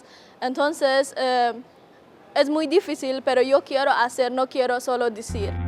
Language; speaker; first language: Spanish; non-native, learner; Persian